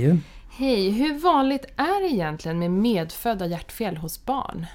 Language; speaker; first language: Swedish; native; Swedish